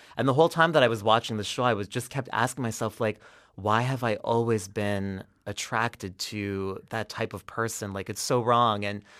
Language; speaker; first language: English; native; English